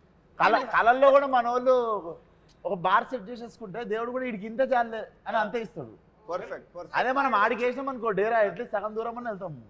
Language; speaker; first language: Telugu; native; Telugu